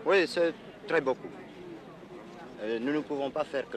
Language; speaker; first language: French; non-native, learner; Czech